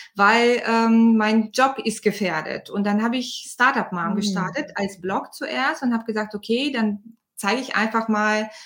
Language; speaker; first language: German; non-native, fluent; Bulgarian